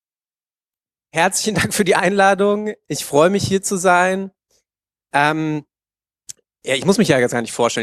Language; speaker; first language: German; native; German